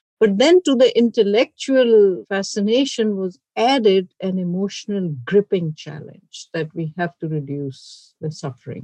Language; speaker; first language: English; non-native, local second language; Urdu